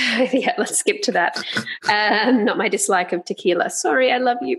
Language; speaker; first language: English; native; English